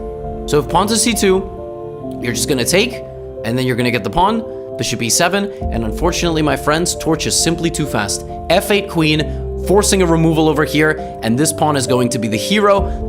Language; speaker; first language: English; native; English